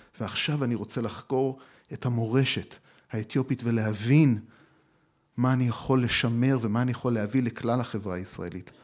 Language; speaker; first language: Hebrew; native; Hebrew